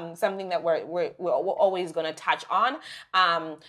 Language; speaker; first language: English; non-native, local second language; Shona